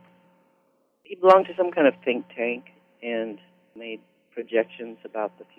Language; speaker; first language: English; native; English